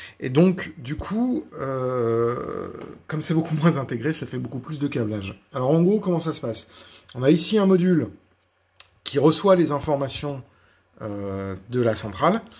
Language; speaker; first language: French; native; French